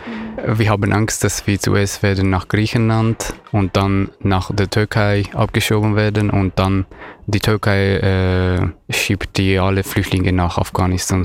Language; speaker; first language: German; non-native, learner; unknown